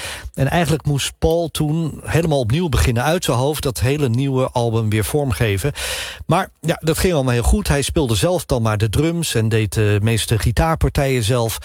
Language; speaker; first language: Dutch; native; Dutch